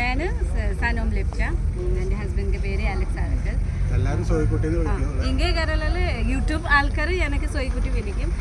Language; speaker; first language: Malayalam; non-native, learner; Nepali